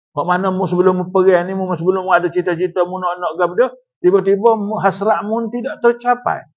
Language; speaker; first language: Malay; native; Malay